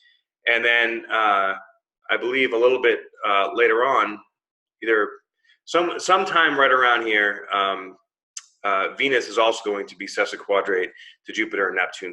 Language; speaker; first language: English; native; English